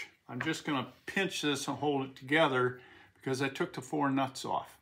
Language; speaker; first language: English; native; English